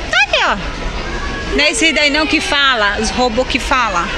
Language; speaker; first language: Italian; non-native, learner; Portuguese